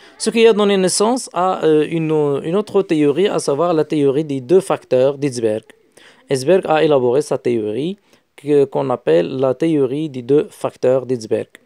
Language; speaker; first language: French; non-native, local second language; Arabic